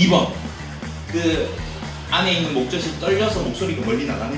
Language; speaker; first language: Korean; native; Korean